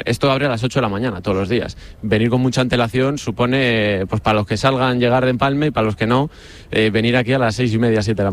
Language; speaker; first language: Spanish; native; Spanish